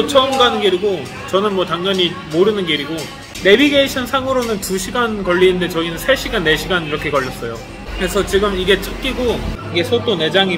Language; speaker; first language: Korean; native; Korean